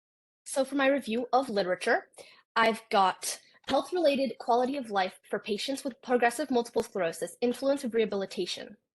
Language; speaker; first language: English; native; English